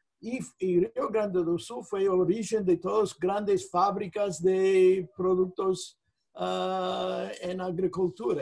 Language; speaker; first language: Portuguese; non-native, fluent; English